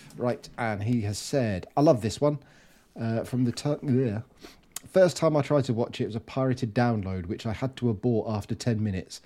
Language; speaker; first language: English; native; English